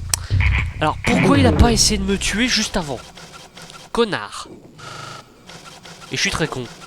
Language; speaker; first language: French; native; French